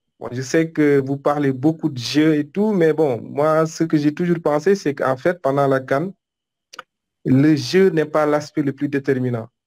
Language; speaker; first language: French; non-native, local second language; Wolof